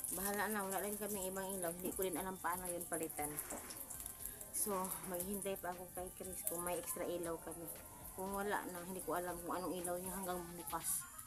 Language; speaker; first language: Filipino; non-native, local second language; Cebuano